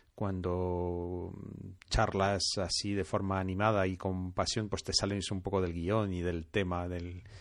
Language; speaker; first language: Spanish; non-native, fluent; French